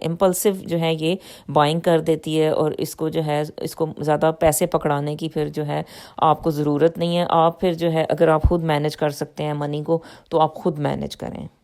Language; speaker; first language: Urdu; native; Urdu